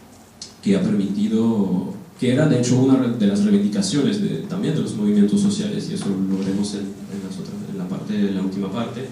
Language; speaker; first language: Spanish; non-native, fluent; French